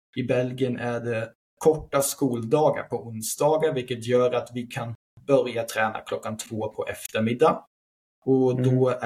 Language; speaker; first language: Swedish; non-native, fluent; German